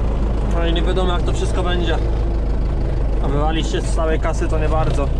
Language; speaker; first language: Polish; native; Polish